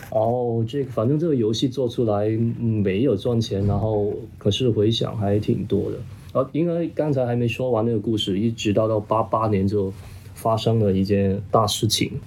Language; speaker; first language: Chinese; non-native, local second language; Cantonese